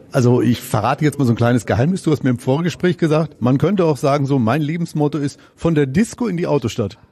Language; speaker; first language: German; native; German